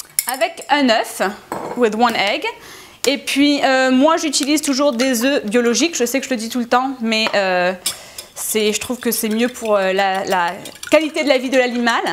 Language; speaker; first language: French; native; French